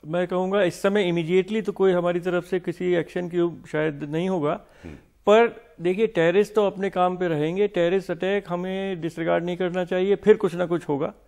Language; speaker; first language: Hindi; native; Hindi